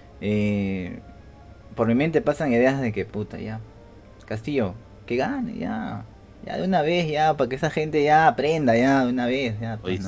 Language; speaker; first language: Spanish; native; Spanish